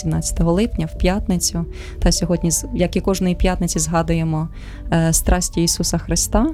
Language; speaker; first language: Ukrainian; native; Ukrainian